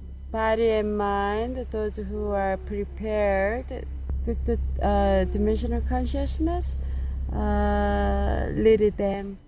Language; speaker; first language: English; non-native, fluent; Korean